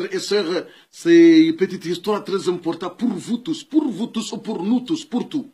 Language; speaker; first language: French; non-native, learner; Comorian